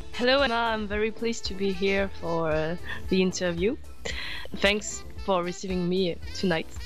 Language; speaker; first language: English; non-native, fluent; French